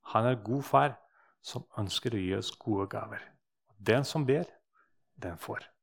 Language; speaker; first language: Norwegian; non-native, fluent; Russian